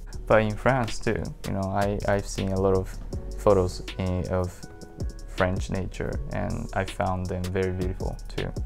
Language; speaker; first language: English; non-native, fluent; Japanese